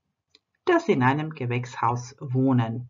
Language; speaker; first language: German; non-native, fluent; Croatian